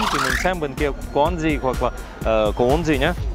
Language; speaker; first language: Vietnamese; non-native, learner; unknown